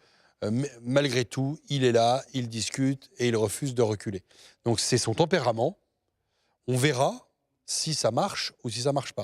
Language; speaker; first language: French; native; French